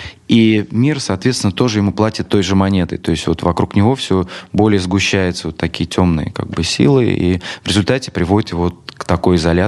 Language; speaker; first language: Russian; native; Russian